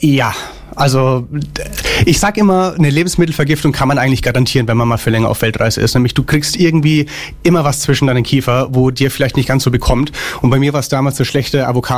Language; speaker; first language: German; native; German